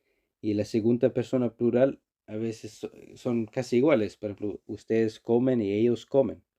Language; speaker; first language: Spanish; non-native, learner; Icelandic